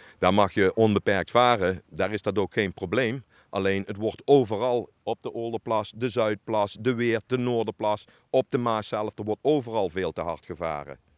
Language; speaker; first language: Dutch; native; Dutch